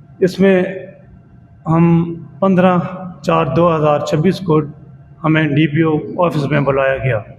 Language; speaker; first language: Urdu; non-native, local second language; Saraiki